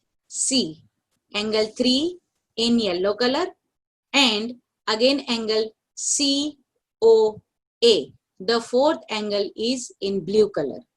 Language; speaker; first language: English; non-native, local second language; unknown